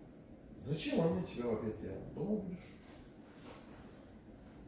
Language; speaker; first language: Russian; non-native, learner; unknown